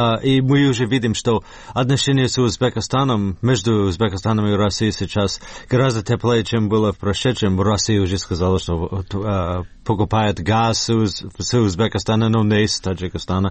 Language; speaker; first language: Russian; non-native, fluent; English